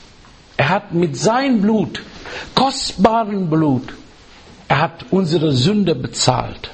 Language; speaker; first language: German; non-native, learner; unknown